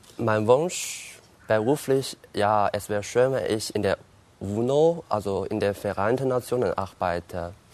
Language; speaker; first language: German; non-native, fluent; Chinese